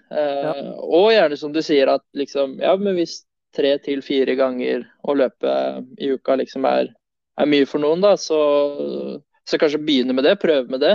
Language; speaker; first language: Norwegian; early bilingual, other home language; Swedish